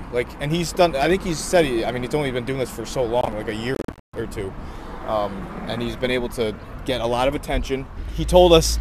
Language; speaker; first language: English; native; English